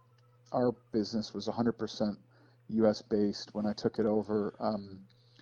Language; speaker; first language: English; native; English